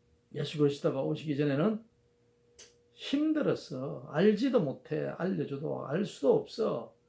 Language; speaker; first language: Korean; native; Korean